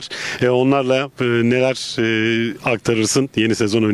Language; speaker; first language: Turkish; native; Turkish